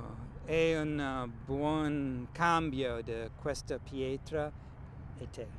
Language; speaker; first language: Italian; non-native, learner; English